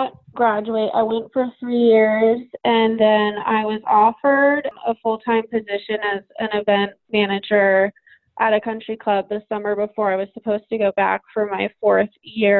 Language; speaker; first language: English; native; English